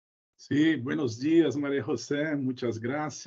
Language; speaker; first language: Spanish; non-native, learner; Portuguese